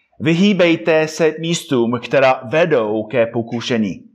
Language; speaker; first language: Czech; non-native, fluent; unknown